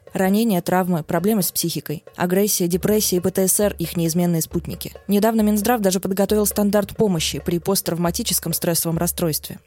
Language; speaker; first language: Russian; native; Russian